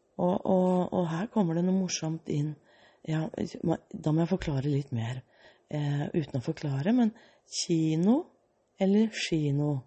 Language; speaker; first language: Norwegian; early bilingual, other home language; Danish